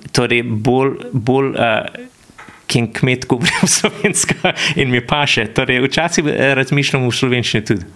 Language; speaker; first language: Slovenian; non-native, fluent; English